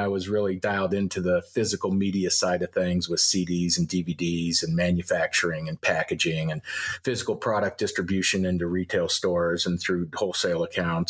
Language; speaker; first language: English; native; English